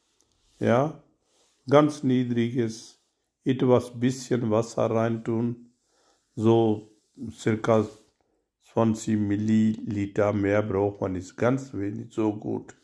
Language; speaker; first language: German; non-native, learner; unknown